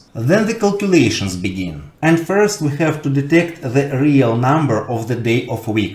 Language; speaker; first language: English; non-native, fluent; Russian